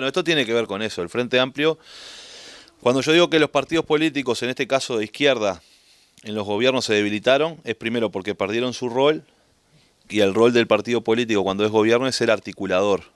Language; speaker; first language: Spanish; native; Spanish